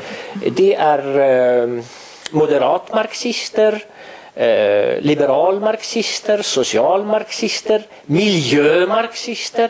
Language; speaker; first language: Swedish; non-native, fluent; Estonian